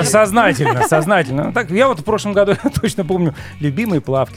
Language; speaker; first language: Russian; native; Russian